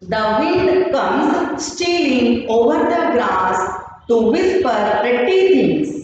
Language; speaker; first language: English; non-native, local second language; Kannada